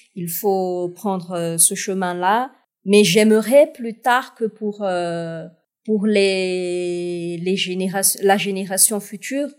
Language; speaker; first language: French; non-native, local second language; Malagasy